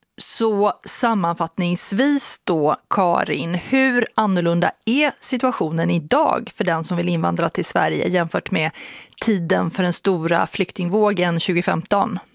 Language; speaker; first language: Swedish; native; Swedish